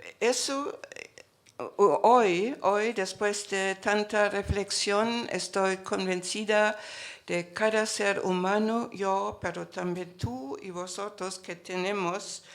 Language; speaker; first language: Spanish; non-native, fluent; German